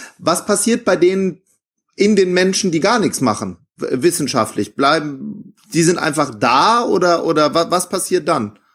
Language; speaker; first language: German; native; German